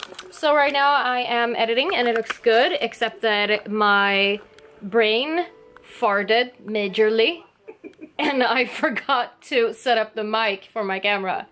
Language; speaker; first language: English; non-native, fluent; Swedish